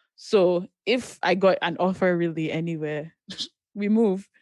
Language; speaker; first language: English; non-native, local second language; Yoruba